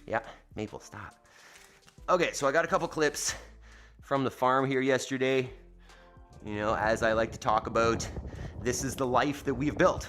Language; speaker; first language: English; native; English